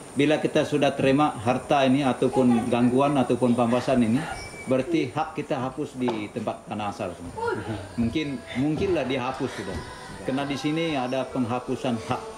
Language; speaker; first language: Malay; non-native, local second language; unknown